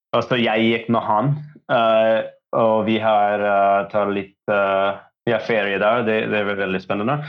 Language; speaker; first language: Norwegian; non-native, learner; English